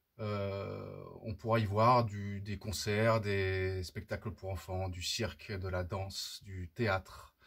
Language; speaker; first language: French; native; French